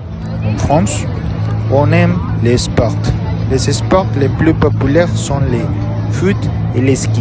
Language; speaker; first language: French; non-native, learner; Spanish